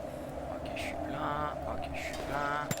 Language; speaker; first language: French; native; French